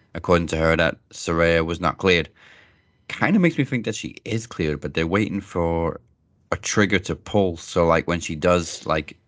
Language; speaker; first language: English; native; English